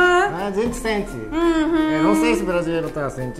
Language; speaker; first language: Portuguese; non-native, learner; Japanese